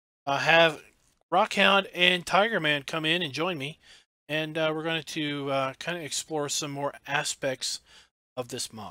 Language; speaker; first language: English; native; English